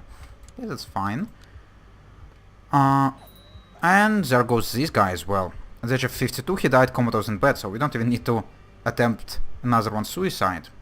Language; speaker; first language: English; non-native, fluent; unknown